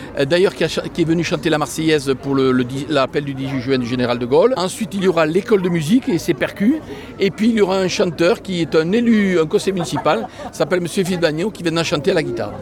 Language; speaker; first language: French; native; French